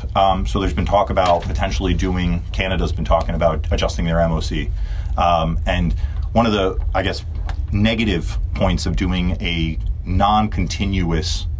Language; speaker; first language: English; early bilingual, other home language; Turkish